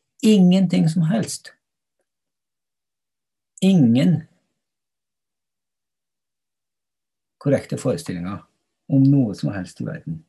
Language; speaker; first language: Norwegian; native; Norwegian